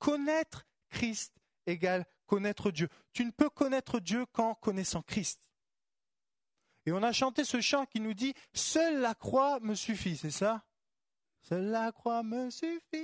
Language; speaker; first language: French; native; French